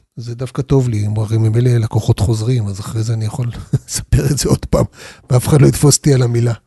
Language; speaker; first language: Hebrew; native; Hebrew